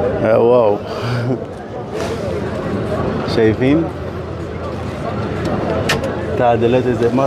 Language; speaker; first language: Arabic; native; Arabic